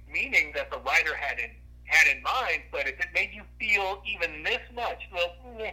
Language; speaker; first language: English; native; English